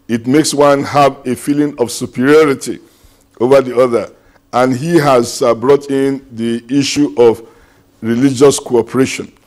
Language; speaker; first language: English; non-native, local second language; Yoruba